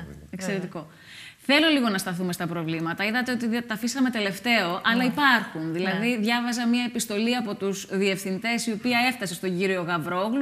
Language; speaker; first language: Greek; native; Greek